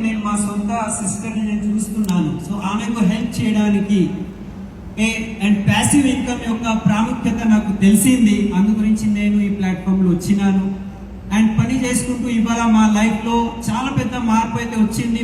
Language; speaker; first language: Telugu; non-native, local second language; Hindi